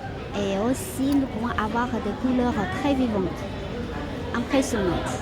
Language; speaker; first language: French; non-native, fluent; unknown